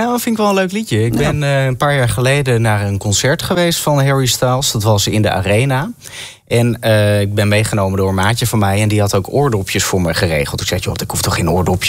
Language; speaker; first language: Dutch; native; Dutch